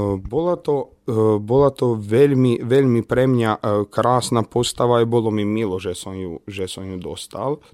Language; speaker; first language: Slovak; native; Slovak